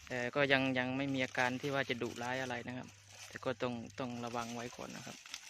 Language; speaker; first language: Thai; native; Thai